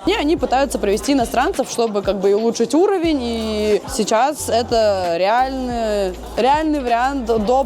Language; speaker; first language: Russian; native; Russian